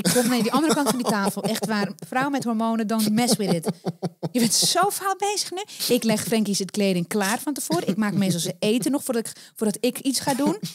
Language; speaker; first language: Dutch; native; Dutch